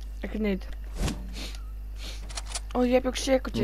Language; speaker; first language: Dutch; native; Dutch